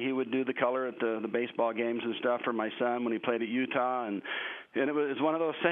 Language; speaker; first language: English; native; English